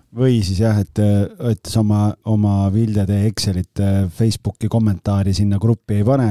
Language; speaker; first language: Estonian; native; Estonian